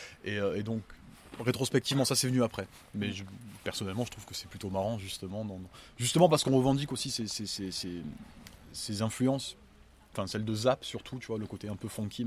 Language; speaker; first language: French; native; French